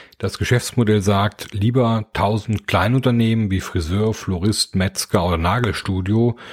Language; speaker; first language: German; native; German